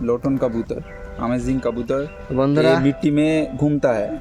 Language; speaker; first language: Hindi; non-native, local second language; Bangla